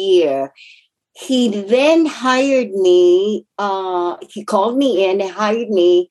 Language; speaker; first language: English; non-native, fluent; Japanese